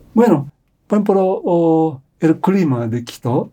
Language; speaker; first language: Spanish; non-native, fluent; Japanese